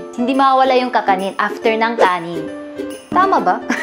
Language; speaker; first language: Filipino; non-native, fluent; Korean